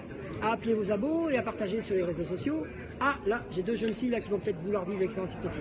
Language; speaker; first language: French; native; French